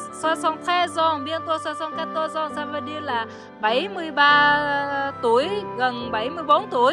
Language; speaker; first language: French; non-native, learner; Vietnamese